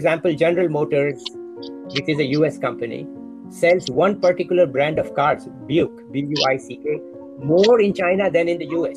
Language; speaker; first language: English; non-native, local second language; Hindi